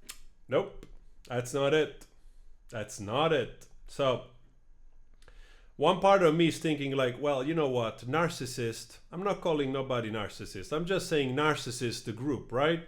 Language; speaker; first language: English; non-native, fluent; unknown